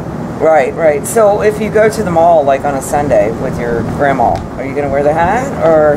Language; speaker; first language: English; native; English